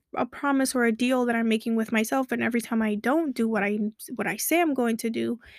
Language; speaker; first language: English; early bilingual, other home language; Kabuverdianu